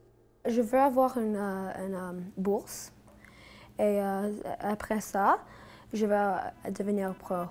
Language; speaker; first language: French; non-native, local second language; English